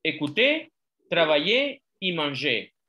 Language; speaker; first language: French; non-native, fluent; Spanish